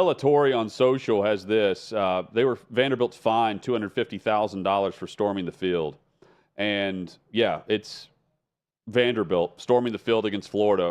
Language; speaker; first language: English; native; English